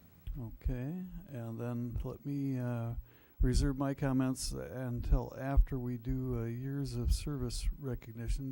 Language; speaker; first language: English; native; English